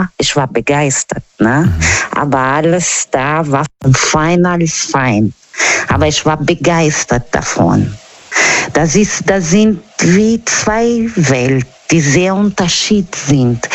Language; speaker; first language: German; non-native, learner; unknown